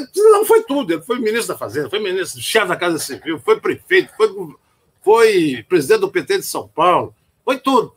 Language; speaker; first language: Portuguese; native; Portuguese